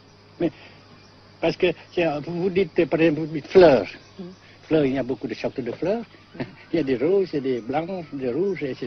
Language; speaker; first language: French; non-native, fluent; Vietnamese